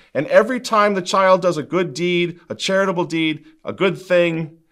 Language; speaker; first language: English; native; English